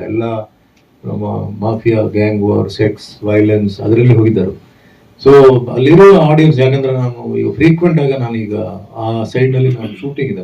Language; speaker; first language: Kannada; non-native, fluent; Tulu